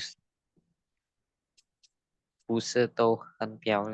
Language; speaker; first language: Chinese; non-native, learner; Indonesian